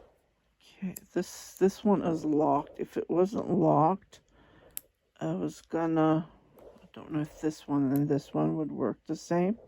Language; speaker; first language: English; non-native, fluent; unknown